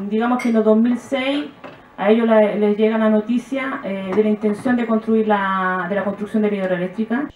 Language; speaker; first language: Spanish; native; Spanish